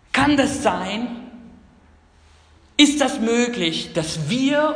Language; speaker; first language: German; non-native, fluent; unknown